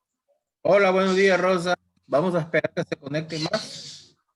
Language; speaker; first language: Spanish; native; Spanish